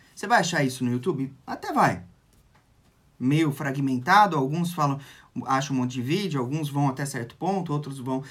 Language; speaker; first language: Portuguese; native; Portuguese